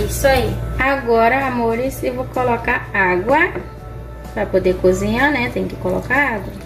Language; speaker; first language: Portuguese; non-native, fluent; Haitian Creole